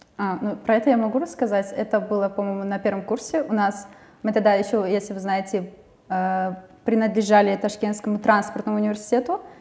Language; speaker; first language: Russian; native; Russian